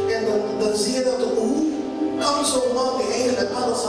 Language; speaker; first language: Dutch; non-native, local second language; Papiamento